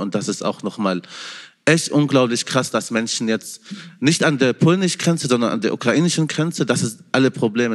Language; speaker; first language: German; non-native, fluent; Arabic